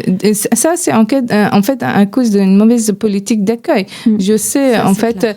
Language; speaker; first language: French; non-native, fluent; Persian